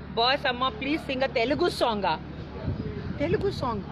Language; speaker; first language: Telugu; non-native, learner; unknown